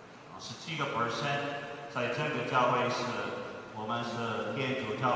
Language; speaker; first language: Chinese; non-native, fluent; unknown